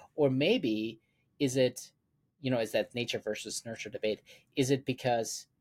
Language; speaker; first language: English; non-native, fluent; German